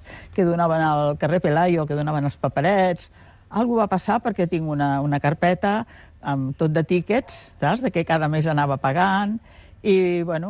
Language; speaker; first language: Catalan; native; Catalan